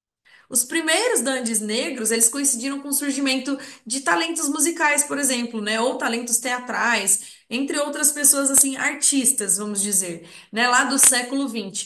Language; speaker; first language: Portuguese; native; Portuguese